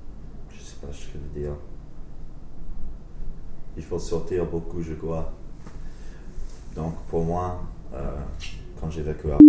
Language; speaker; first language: French; non-native, learner; English